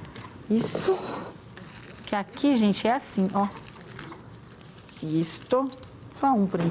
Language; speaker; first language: Portuguese; native; Portuguese